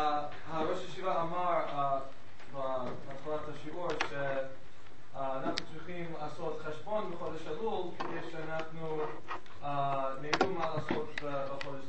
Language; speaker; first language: Hebrew; non-native, learner; English